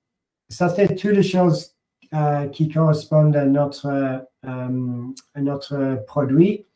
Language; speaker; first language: French; non-native, learner; English